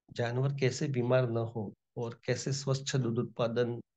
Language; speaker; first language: Hindi; non-native, local second language; Gujarati